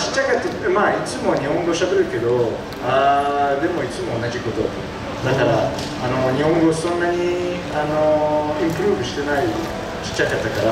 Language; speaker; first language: Japanese; early bilingual, heritage; Japanese